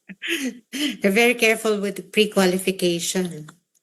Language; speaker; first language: English; non-native, local second language; Filipino